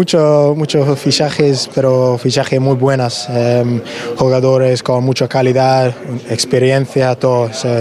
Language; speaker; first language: Spanish; non-native, learner; English